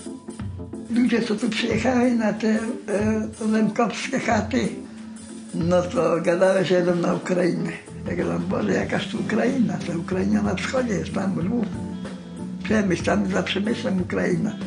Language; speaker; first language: Polish; non-native, local second language; Rusyn